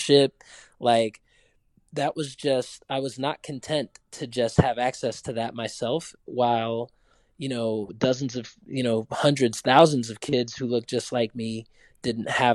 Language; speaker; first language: English; native; English